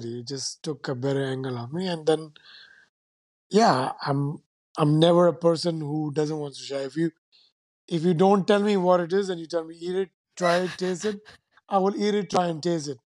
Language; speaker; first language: English; non-native, local second language; Sindhi